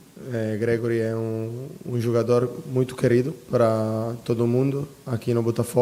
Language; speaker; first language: Portuguese; non-native, fluent; Italian